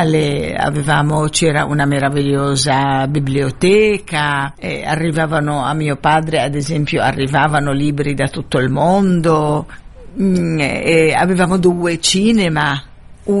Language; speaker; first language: Italian; non-native, fluent; Arabic